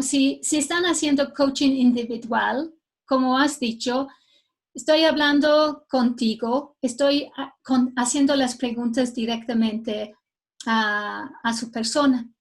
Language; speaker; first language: Spanish; non-native, fluent; English